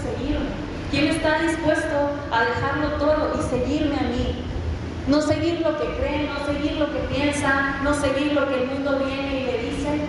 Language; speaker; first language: Spanish; native; Spanish